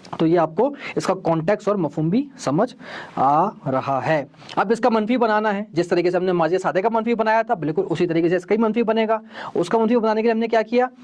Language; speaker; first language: Urdu; native; Urdu